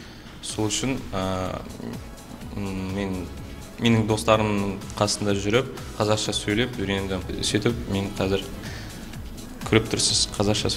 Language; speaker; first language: Kazakh; non-native, local second language; Russian